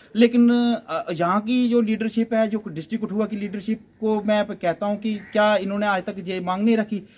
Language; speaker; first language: Hindi; native; Hindi